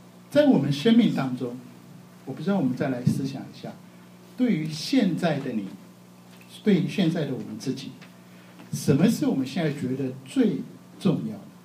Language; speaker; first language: Chinese; native; Chinese